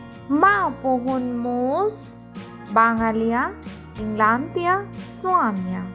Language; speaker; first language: Finnish; non-native, learner; Bangla